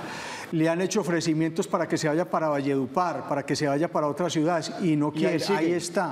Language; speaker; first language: Spanish; native; Spanish